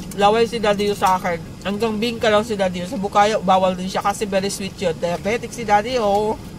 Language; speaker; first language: Filipino; non-native, local second language; Cebuano